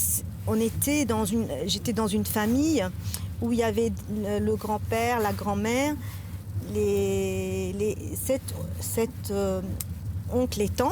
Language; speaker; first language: French; non-native, local second language; Arabic